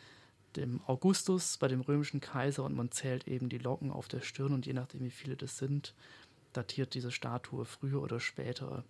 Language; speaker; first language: German; native; German